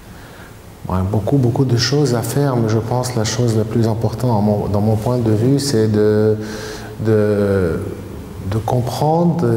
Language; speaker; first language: French; non-native, fluent; Arabic